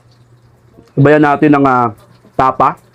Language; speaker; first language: Filipino; native; Filipino